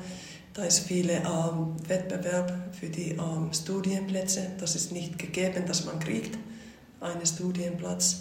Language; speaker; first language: German; non-native, fluent; Finnish